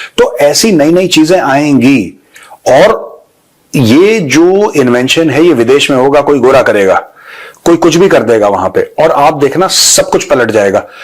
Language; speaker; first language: Hindi; native; Hindi